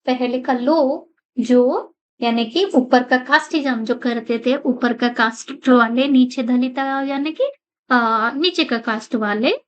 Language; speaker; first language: Hindi; non-native, local second language; Kannada